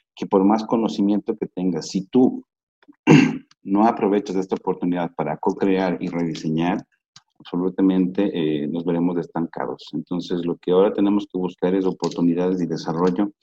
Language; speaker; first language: Spanish; native; Spanish